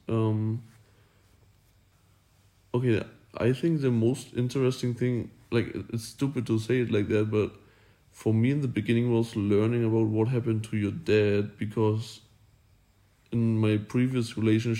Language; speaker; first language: English; non-native, fluent; German